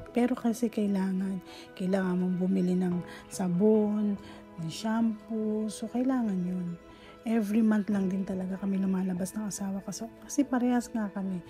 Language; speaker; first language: Filipino; native; Filipino